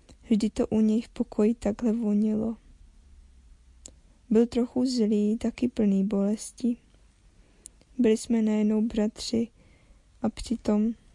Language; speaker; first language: Czech; native; Czech